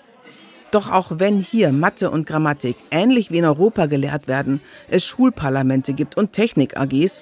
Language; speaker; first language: German; native; German